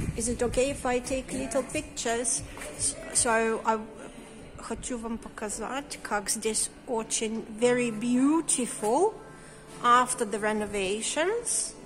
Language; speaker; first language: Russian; non-native, learner; English